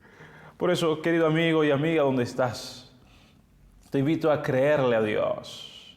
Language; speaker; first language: Spanish; native; Spanish